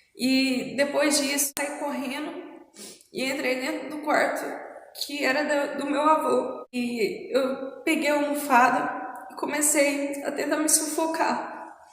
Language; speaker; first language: Portuguese; native; Portuguese